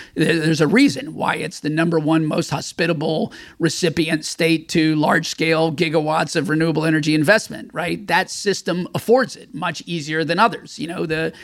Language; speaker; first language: English; native; English